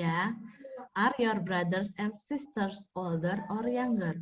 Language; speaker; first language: English; non-native, fluent; Indonesian